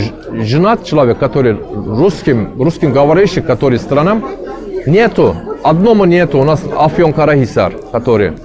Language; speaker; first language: Russian; non-native, learner; Turkish